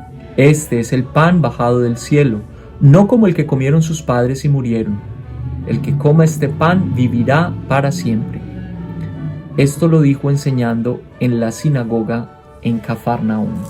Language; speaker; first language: Spanish; native; Spanish